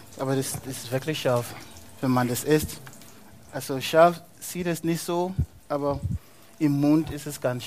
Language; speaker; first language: German; non-native, fluent; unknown